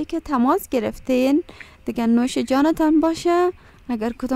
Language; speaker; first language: Persian; native; Persian